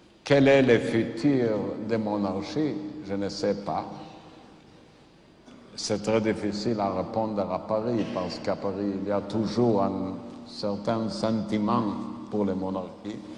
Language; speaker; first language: French; non-native, fluent; Yiddish